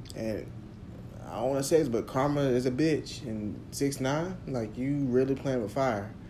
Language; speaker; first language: English; native; English